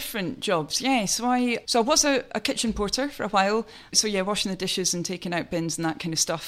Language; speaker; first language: English; native; English